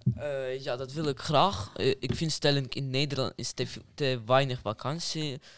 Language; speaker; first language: Dutch; non-native, fluent; Ukrainian